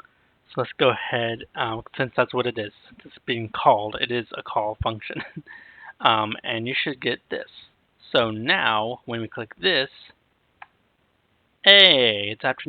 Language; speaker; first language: English; native; English